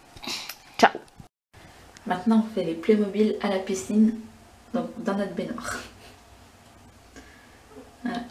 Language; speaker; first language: French; native; French